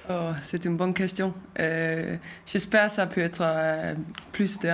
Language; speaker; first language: French; non-native, learner; Danish